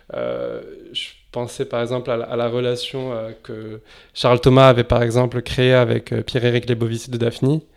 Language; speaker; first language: French; non-native, local second language; Arabic